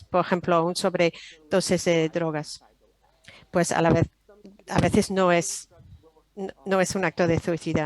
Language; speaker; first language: Spanish; non-native, fluent; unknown